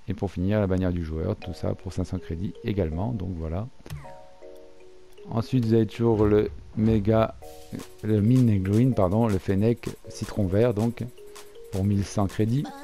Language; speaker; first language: French; native; French